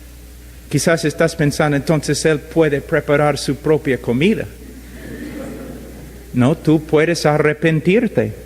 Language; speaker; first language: Spanish; non-native, fluent; English